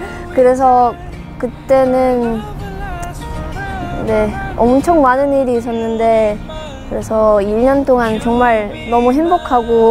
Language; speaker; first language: Korean; non-native, fluent; Russian